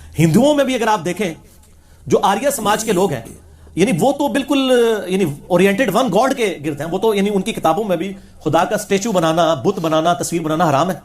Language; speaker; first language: Urdu; non-native, local second language; Punjabi